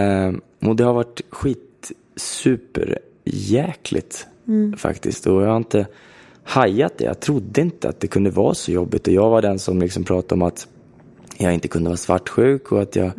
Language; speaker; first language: Swedish; native; Swedish